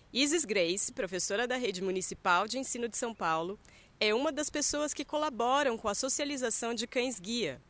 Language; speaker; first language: Portuguese; native; Portuguese